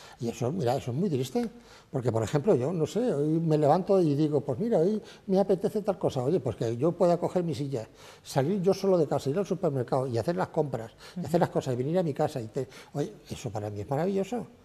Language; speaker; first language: Spanish; native; Spanish